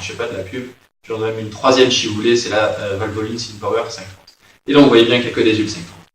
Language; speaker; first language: French; native; French